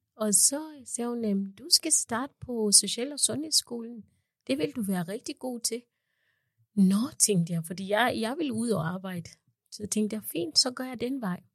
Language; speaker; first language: Danish; non-native, fluent; English